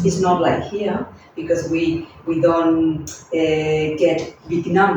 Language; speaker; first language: English; non-native, fluent; Spanish